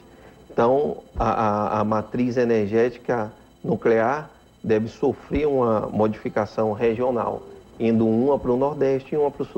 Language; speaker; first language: Portuguese; native; Portuguese